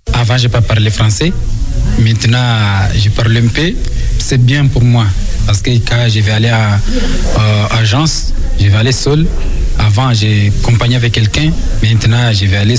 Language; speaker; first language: French; non-native, learner; Comorian